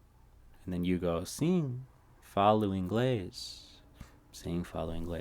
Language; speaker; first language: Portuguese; non-native, fluent; English